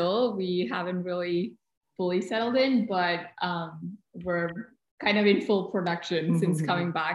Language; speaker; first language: English; non-native, local second language; Malayalam